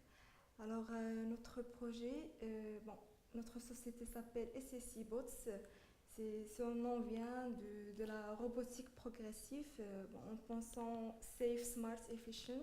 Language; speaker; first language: French; non-native, local second language; Arabic